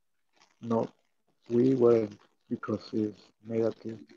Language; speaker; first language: English; non-native, learner; Spanish